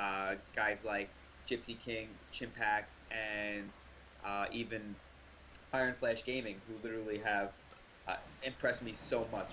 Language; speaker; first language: English; native; English